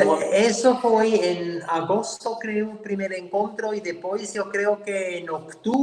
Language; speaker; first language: Spanish; non-native, fluent; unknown